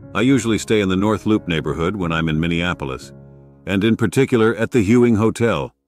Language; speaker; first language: English; native; English